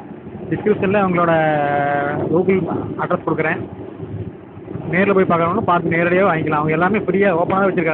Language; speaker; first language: Tamil; native; Tamil